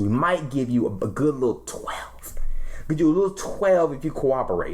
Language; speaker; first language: English; native; English